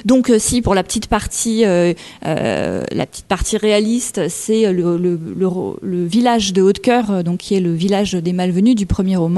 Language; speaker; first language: French; native; French